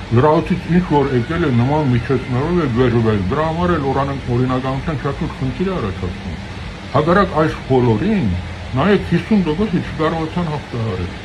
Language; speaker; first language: Armenian; early bilingual, heritage; Armenian